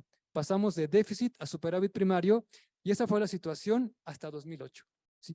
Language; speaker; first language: Spanish; native; Spanish